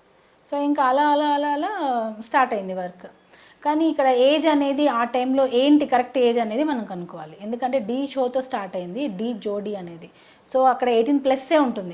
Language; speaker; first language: Telugu; native; Telugu